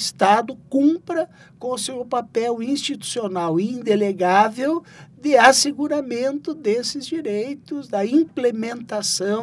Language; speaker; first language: Portuguese; native; Portuguese